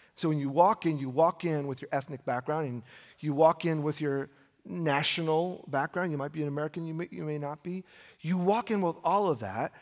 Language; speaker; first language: English; native; English